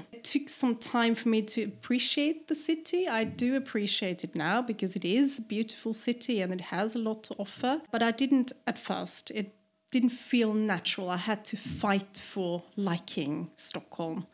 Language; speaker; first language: English; non-native, fluent; German